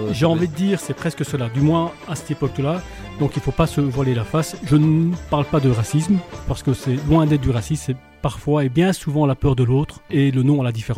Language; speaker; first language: French; early bilingual, other home language; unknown